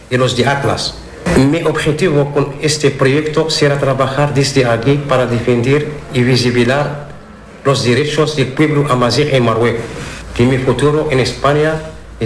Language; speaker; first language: Spanish; non-native, learner; Arabic